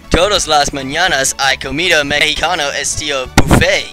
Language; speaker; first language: Spanish; non-native, learner; English